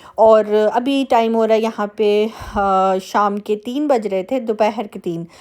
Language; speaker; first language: Urdu; native; Urdu